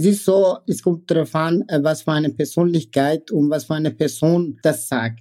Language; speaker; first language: German; non-native, fluent; Persian